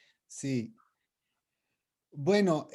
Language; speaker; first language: Spanish; non-native, fluent; English